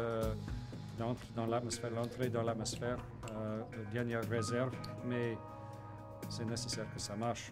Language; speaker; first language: French; non-native, local second language; English